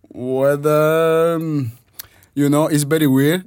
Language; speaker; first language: English; non-native, fluent; Spanish